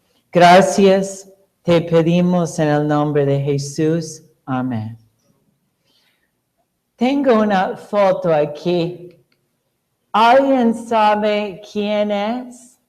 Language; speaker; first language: Spanish; non-native, fluent; English